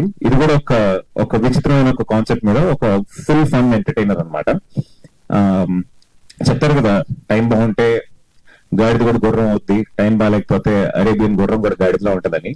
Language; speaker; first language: Telugu; native; Telugu